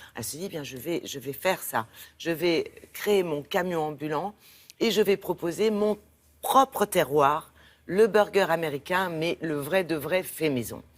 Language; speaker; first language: French; native; French